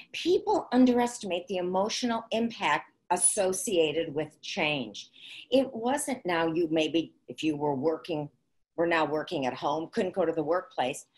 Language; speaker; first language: English; native; English